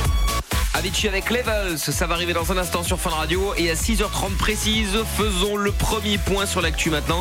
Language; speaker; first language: French; native; French